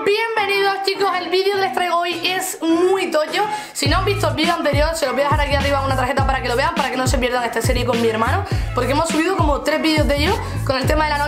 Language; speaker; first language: Spanish; native; Spanish